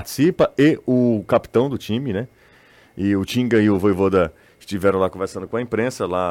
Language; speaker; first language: Portuguese; native; Portuguese